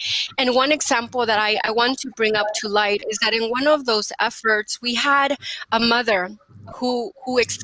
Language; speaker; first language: English; early bilingual, other home language; Spanish